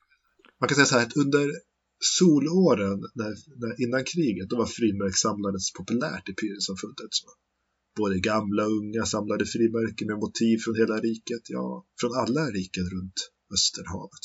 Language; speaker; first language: Swedish; native; Swedish